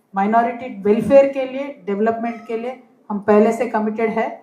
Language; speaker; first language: Hindi; non-native, local second language; Telugu